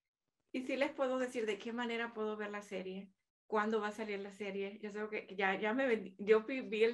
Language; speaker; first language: Spanish; native; Spanish